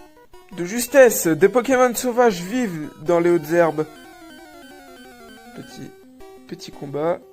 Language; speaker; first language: French; native; French